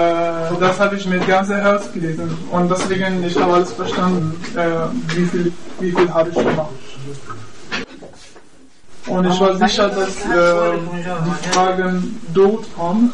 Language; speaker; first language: German; non-native, learner; Persian